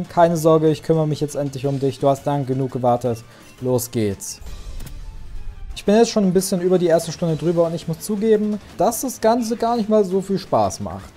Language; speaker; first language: German; native; German